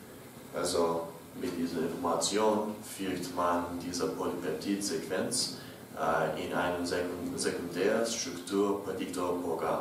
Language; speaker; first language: German; non-native, learner; English